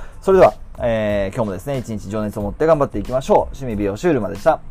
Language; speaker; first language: Japanese; native; Japanese